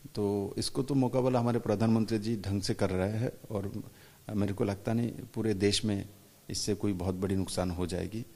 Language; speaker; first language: Hindi; non-native, local second language; Bangla